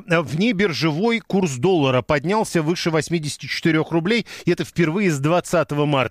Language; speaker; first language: Russian; native; Russian